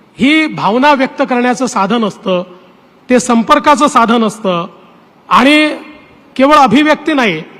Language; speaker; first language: Marathi; native; Marathi